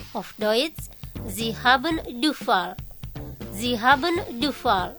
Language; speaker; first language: German; non-native, fluent; Indonesian